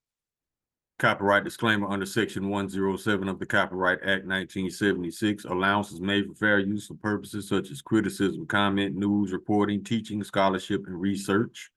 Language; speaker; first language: English; native; English